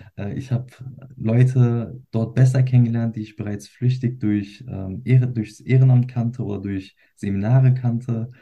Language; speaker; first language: German; early bilingual, other home language; Turkish